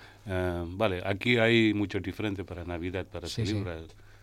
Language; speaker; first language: Spanish; non-native, learner; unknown